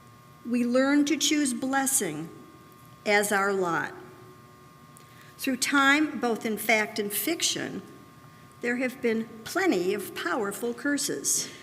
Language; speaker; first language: English; native; English